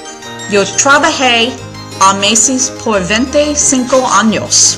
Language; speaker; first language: Spanish; non-native, learner; English